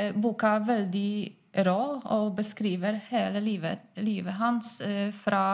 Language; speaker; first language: Norwegian; non-native, fluent; Polish